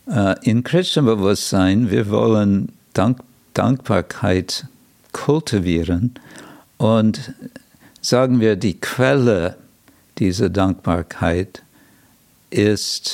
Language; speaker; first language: German; non-native, fluent; English